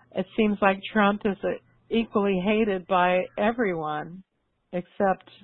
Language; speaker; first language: English; native; English